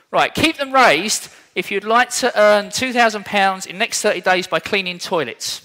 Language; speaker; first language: English; native; English